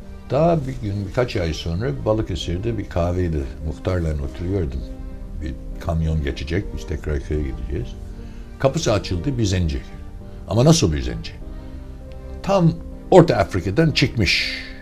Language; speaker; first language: Turkish; non-native, fluent; English